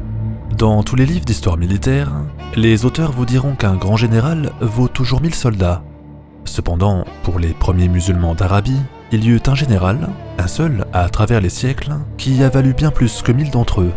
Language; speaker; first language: French; native; French